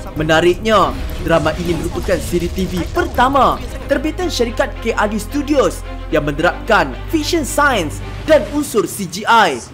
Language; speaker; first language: Malay; native; Malay